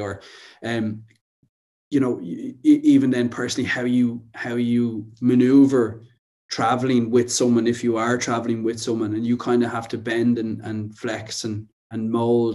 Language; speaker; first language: English; native; English